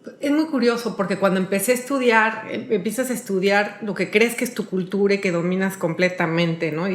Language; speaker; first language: Spanish; early bilingual, heritage; Spanish